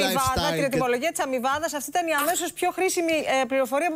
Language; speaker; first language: Greek; native; Greek